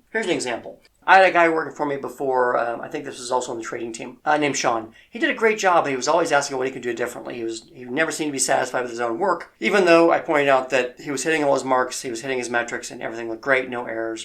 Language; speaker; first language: English; native; English